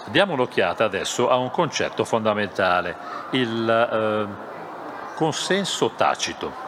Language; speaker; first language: Italian; non-native, fluent; German